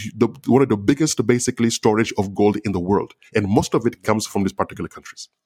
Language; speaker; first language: English; non-native, fluent; Wolof